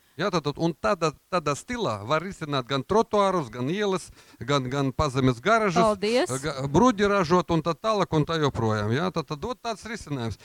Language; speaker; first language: Latvian; non-native, local second language; Russian